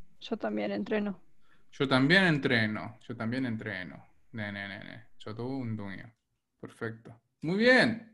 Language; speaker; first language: Spanish; non-native, fluent; Korean